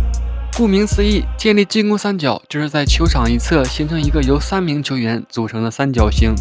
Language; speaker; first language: Chinese; native; Chinese